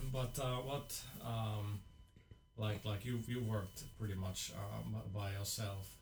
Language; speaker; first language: English; non-native, fluent; Finnish